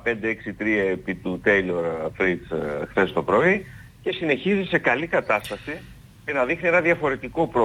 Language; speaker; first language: Greek; native; Greek